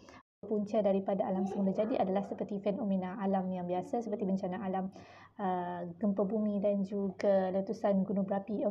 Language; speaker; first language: Malay; native; Malay